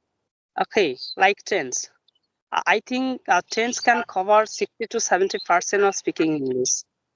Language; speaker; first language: English; non-native, local second language; Bangla